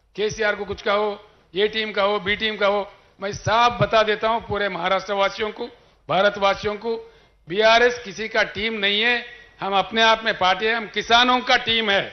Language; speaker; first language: Hindi; non-native, local second language; Telugu